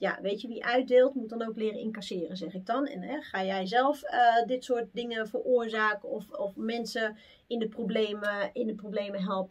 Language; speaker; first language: Dutch; native; Dutch